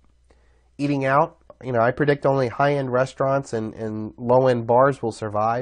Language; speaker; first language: English; native; English